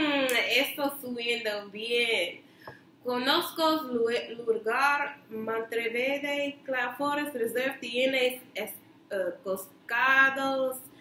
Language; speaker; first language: Spanish; non-native, learner; English